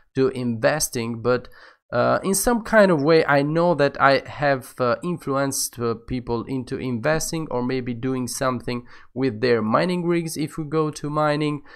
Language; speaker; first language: English; non-native, fluent; Albanian